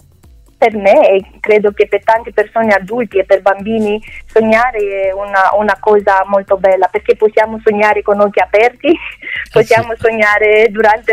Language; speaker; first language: Italian; non-native, learner; Romanian